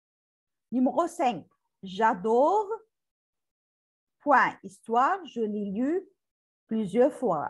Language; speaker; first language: French; non-native, learner; Arabic